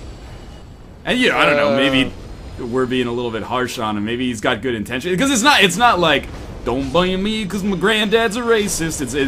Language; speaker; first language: English; native; English